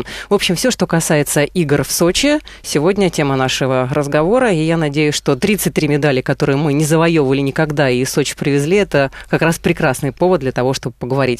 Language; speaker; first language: Russian; native; Russian